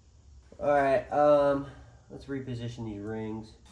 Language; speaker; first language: English; native; English